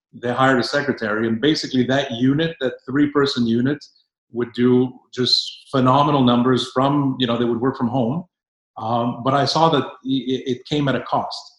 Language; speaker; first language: English; native; English